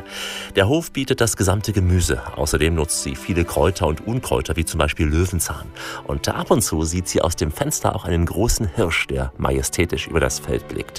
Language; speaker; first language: German; native; German